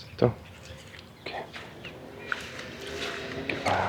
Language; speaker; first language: Indonesian; non-native, learner; German